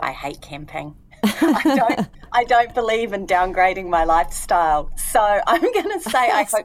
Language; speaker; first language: English; native; English